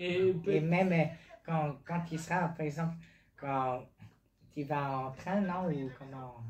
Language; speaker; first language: French; native; French